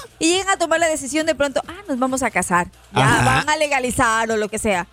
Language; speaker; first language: Spanish; native; Spanish